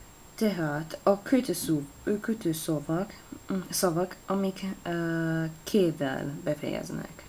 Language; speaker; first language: Hungarian; non-native, learner; Italian